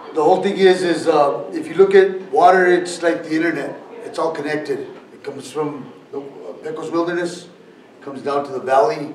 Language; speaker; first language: English; native; English